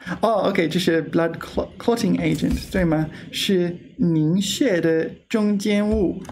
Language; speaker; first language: Chinese; non-native, learner; English